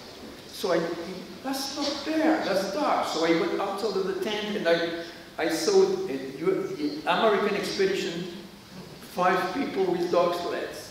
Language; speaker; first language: English; non-native, learner; French